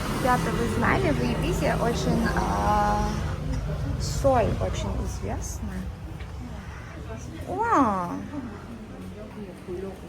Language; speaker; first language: Russian; non-native, fluent; Korean